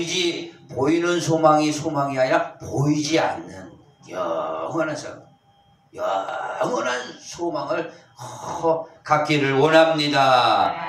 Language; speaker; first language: Korean; native; Korean